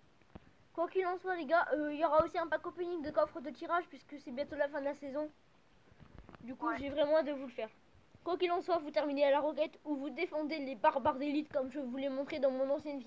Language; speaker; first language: French; native; French